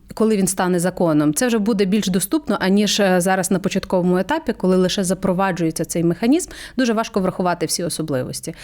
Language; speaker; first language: Ukrainian; native; Ukrainian